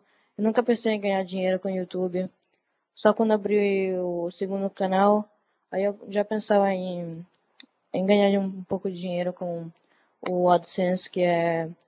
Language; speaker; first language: Portuguese; early bilingual, other home language; Italian